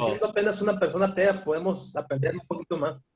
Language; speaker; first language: Spanish; native; Spanish